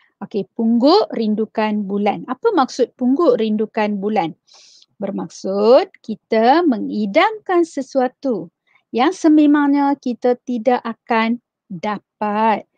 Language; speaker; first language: Malay; non-native, local second language; Tamil